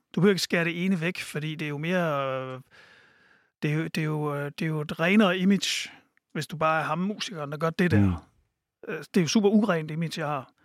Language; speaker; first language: Danish; native; Danish